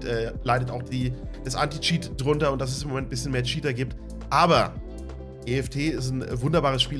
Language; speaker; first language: German; native; German